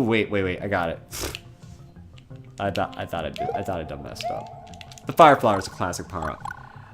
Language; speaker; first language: English; native; English